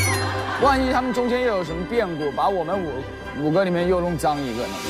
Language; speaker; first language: Chinese; native; Chinese